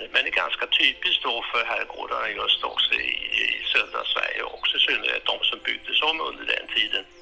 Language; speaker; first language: Swedish; early bilingual, heritage; Swedish